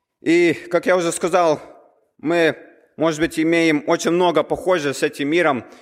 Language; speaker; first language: Russian; early bilingual, heritage; Russian